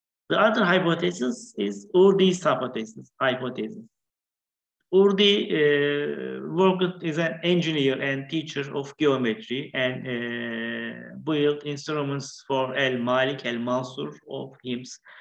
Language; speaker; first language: English; non-native, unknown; Turkish